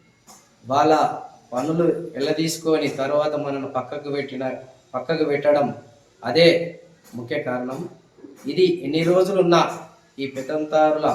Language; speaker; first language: Telugu; native; Telugu